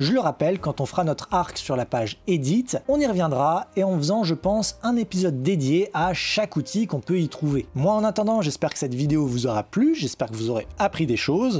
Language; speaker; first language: French; native; French